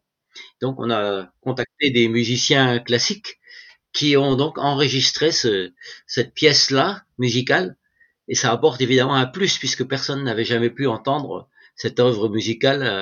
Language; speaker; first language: French; native; French